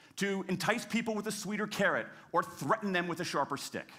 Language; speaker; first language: English; native; English